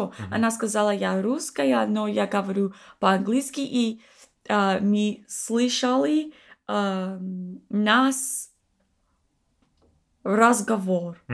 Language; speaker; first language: Russian; non-native, learner; English